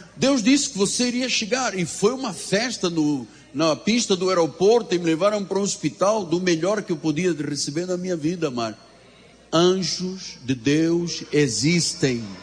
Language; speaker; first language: Portuguese; native; Portuguese